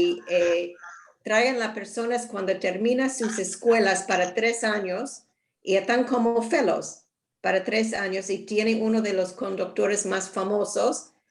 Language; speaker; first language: Spanish; non-native, learner; English